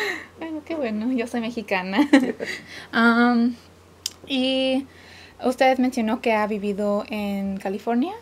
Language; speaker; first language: Spanish; early bilingual, other home language; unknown